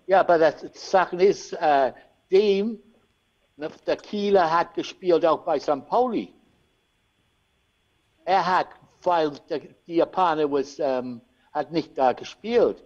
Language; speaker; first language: German; non-native, learner; English